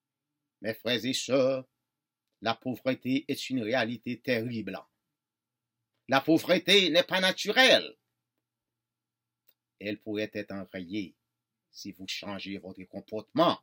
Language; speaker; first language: French; non-native, local second language; Haitian Creole